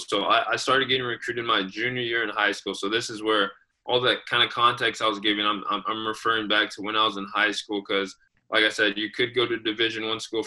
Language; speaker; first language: English; native; English